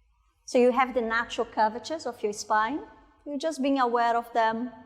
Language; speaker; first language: English; non-native, fluent; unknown